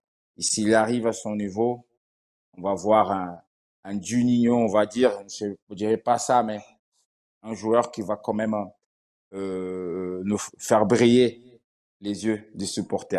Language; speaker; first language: French; non-native, fluent; Portuguese